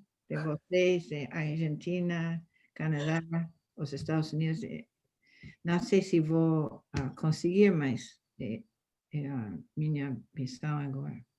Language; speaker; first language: Portuguese; non-native, fluent; English